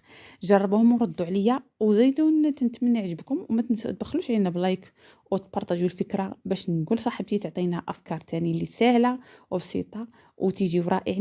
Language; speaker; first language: Arabic; native; Arabic